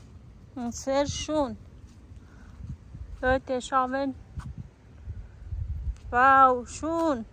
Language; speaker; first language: German; non-native, learner; Persian